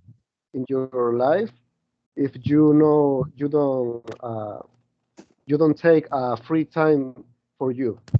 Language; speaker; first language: English; non-native, learner; Spanish